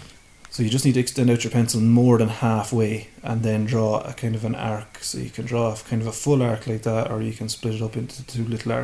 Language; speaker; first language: English; native; English